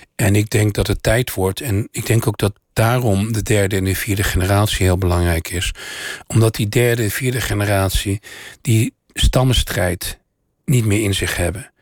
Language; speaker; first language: Dutch; native; Dutch